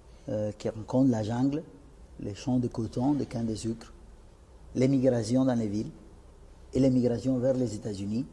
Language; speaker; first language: French; non-native, fluent; Spanish